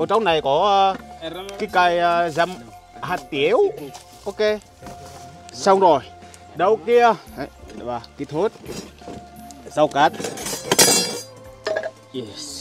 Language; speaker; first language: Vietnamese; non-native, fluent; Portuguese